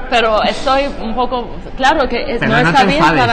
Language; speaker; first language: Spanish; non-native, fluent; Georgian